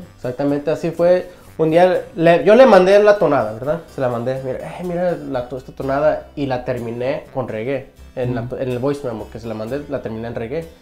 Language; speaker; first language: Spanish; early bilingual, heritage; Spanish